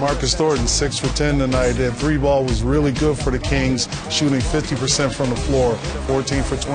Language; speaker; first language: English; native; English